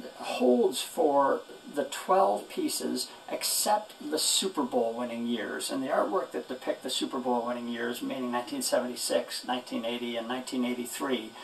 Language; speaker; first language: English; native; English